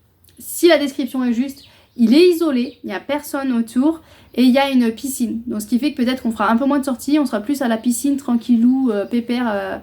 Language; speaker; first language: French; native; French